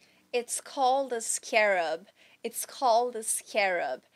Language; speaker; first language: English; non-native, fluent; Portuguese